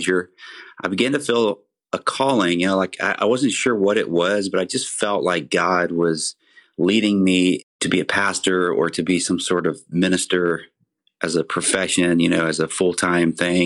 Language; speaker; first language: English; native; English